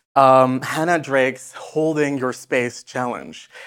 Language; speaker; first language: English; non-native, fluent; Dutch